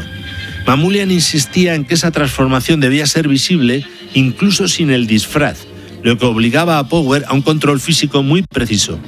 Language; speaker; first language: Spanish; native; Spanish